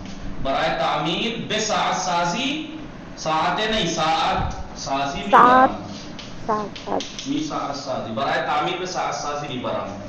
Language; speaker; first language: Persian; non-native, fluent; Urdu